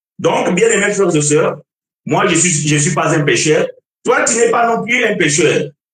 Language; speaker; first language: French; non-native, fluent; Portuguese